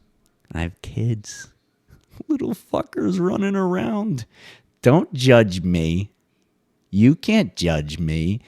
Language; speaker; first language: English; native; English